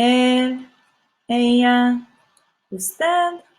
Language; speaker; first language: Spanish; non-native, fluent; English